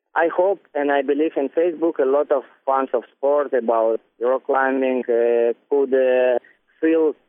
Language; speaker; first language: English; non-native, learner; Ukrainian